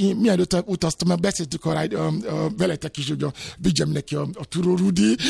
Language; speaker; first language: Hungarian; non-native, fluent; Yoruba